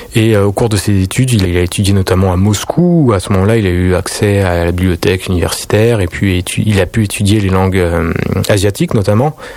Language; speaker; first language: French; native; French